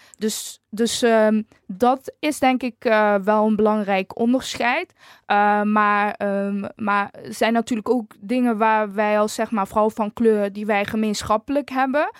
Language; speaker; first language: Dutch; early bilingual, other home language; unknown